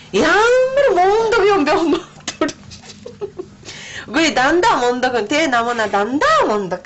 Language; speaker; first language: Mongolian; non-native, learner; Japanese